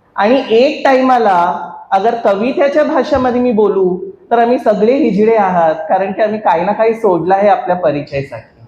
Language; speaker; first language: Marathi; non-native, local second language; Hindi